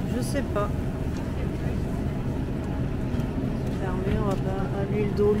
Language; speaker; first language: French; native; French